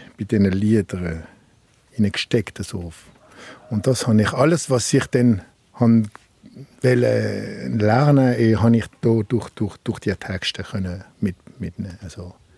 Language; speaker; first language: German; non-native, local second language; Swiss German